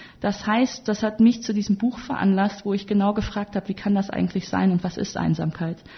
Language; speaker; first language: German; native; German